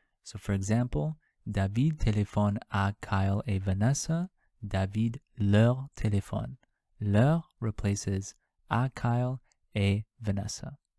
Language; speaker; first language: French; non-native, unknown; English